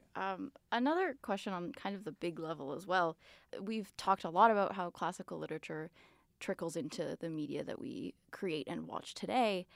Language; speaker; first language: English; early bilingual, other home language; Portuguese